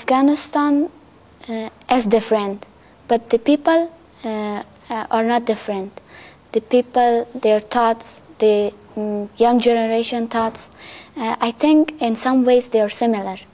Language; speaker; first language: English; non-native, learner; Persian